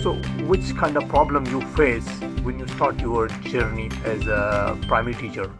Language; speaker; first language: English; non-native, fluent; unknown